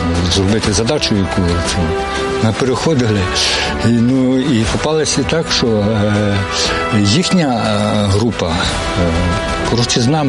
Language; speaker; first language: Ukrainian; native; Ukrainian